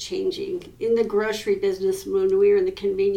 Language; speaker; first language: English; native; English